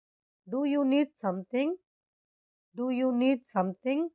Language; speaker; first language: English; non-native, local second language; Tamil